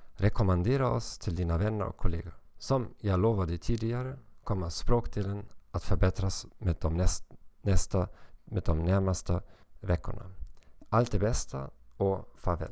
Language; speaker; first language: Swedish; non-native, learner; German